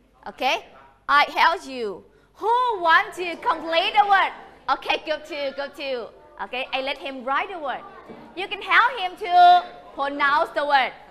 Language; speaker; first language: English; non-native, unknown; Thai